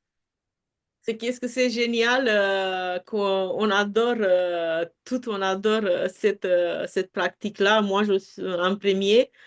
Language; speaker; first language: French; non-native, fluent; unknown